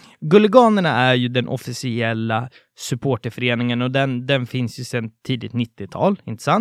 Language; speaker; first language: Swedish; native; Swedish